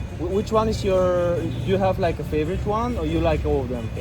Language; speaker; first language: English; non-native, fluent; Bulgarian